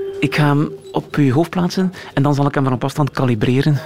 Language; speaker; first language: Dutch; native; Dutch